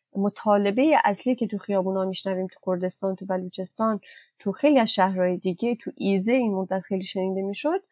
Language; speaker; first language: Persian; non-native, local second language; Kurdish